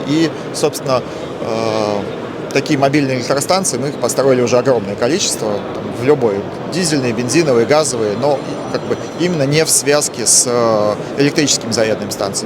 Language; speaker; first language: Russian; native; Russian